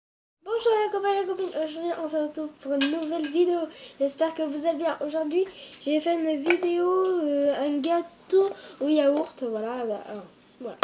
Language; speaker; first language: French; native; French